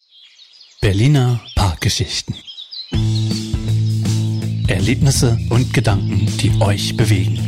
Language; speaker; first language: German; native; German